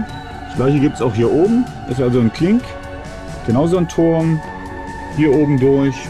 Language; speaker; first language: German; native; German